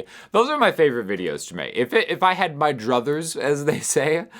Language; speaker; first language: English; native; English